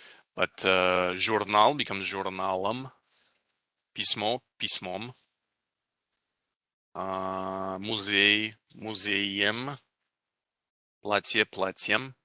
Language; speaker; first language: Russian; non-native, fluent; English